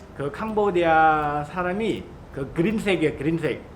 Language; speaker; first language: Korean; non-native, learner; Khmer